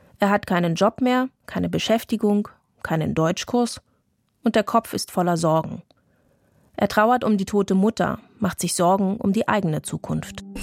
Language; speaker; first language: German; native; German